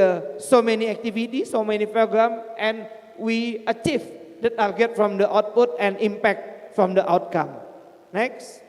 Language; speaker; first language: English; non-native, fluent; Indonesian